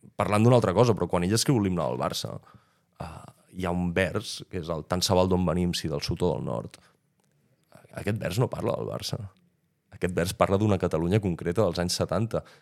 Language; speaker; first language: Catalan; native; Catalan